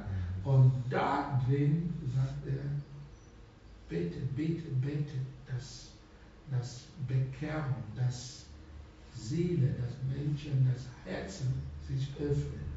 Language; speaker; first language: German; non-native, fluent; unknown